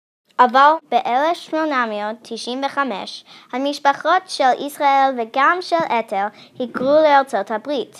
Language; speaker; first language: Hebrew; non-native, learner; English